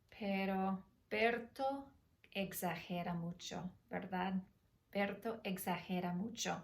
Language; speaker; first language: Spanish; non-native, fluent; English